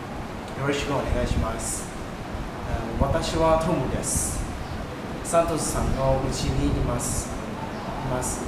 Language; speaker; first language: Japanese; non-native, learner; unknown